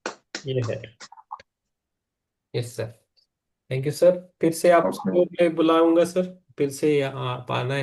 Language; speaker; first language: Hindi; native; Hindi